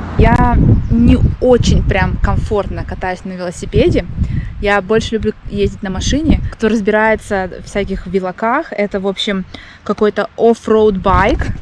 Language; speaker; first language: Russian; native; Russian